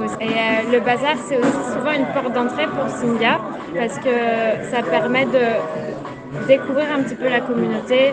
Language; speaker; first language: French; native; French